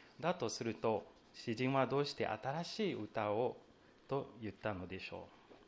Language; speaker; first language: Japanese; non-native, fluent; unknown